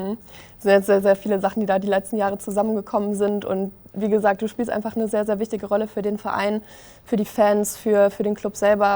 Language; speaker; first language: German; native; German